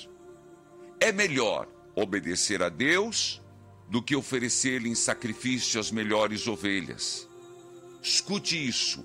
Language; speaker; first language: Portuguese; native; Portuguese